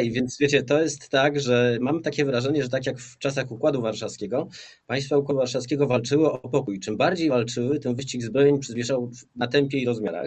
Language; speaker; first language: Polish; native; Polish